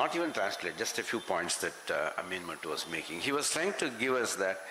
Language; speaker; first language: English; non-native, local second language; Kannada